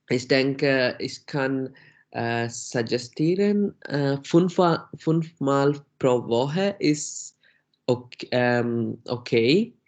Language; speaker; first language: German; non-native, learner; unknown